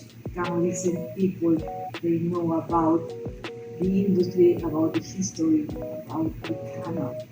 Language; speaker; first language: English; non-native, learner; Spanish